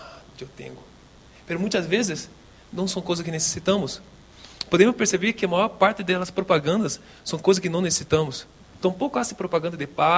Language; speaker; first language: Spanish; non-native, local second language; Portuguese